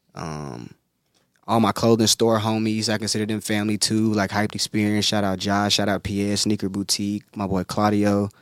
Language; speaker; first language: English; native; English